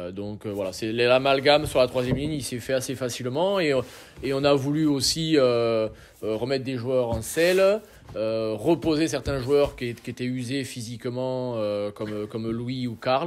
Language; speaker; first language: French; native; French